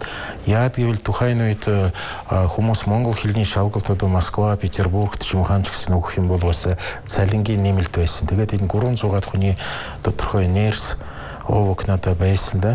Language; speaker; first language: Mongolian; non-native, fluent; Russian